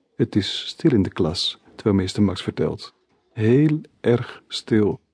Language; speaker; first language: Dutch; native; Dutch